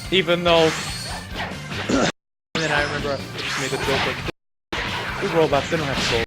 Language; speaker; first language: English; native; English